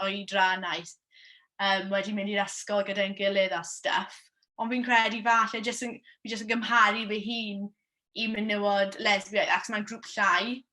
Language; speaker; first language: Welsh; non-native, local second language; English